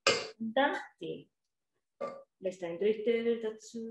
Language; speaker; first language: German; non-native, learner; Japanese